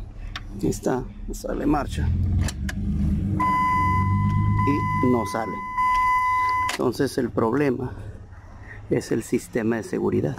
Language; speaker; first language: Spanish; native; Spanish